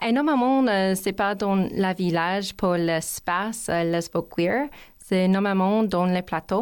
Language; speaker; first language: French; non-native, learner; English